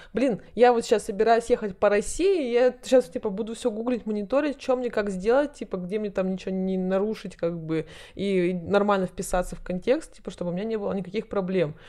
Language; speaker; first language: Russian; native; Russian